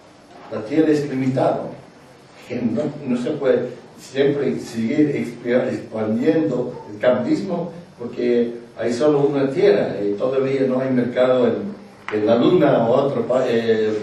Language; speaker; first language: Spanish; non-native, fluent; English